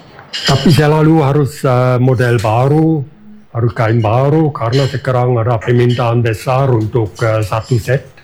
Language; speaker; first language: Indonesian; non-native, fluent; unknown